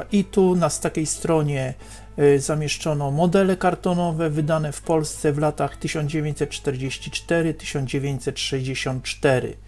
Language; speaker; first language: Polish; native; Polish